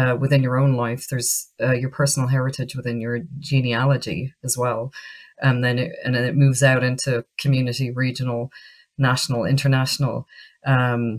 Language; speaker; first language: English; native; English